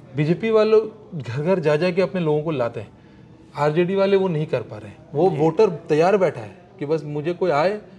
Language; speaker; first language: Hindi; native; Hindi